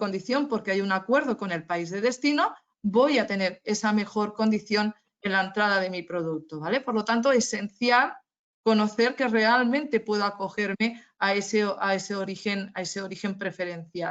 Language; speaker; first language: Spanish; native; Spanish